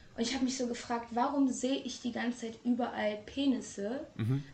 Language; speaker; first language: German; native; German